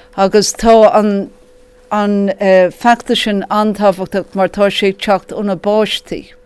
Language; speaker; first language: Irish; non-native, local second language; English